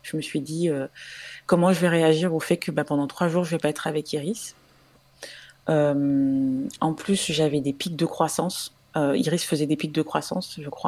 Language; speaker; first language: French; native; French